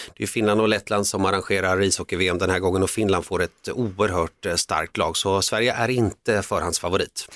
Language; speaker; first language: Swedish; early bilingual, other home language; Finnish